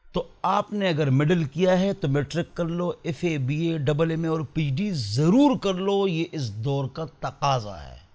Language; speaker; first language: Urdu; non-native, local second language; Pashto